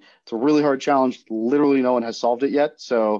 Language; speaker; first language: English; native; English